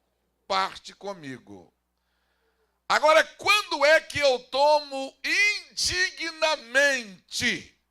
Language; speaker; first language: Portuguese; native; Portuguese